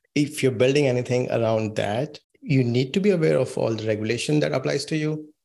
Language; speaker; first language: English; non-native, local second language; Hindi